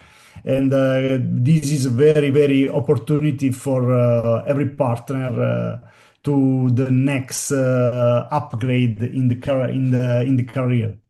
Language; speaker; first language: English; non-native, learner; Italian